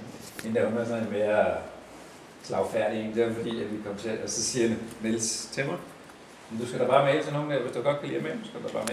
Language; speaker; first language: Danish; native; Danish